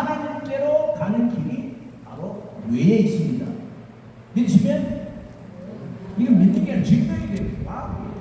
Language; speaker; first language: Korean; native; Korean